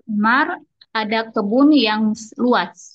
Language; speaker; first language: Indonesian; native; Indonesian